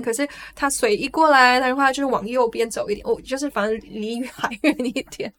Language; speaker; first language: Chinese; early bilingual, heritage; Chinese